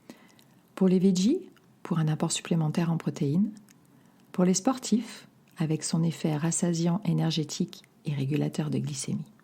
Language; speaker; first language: French; native; French